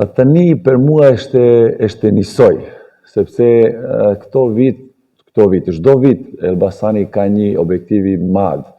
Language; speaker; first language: Albanian; non-native, learner; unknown